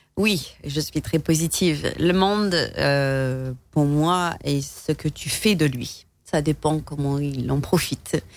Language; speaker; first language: French; non-native, fluent; English